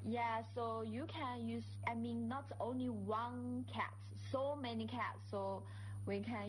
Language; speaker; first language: English; non-native, fluent; Chinese